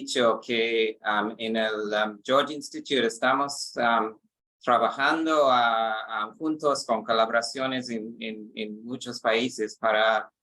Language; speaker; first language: Spanish; non-native, learner; English